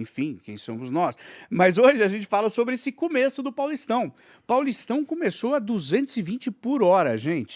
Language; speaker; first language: Portuguese; native; Portuguese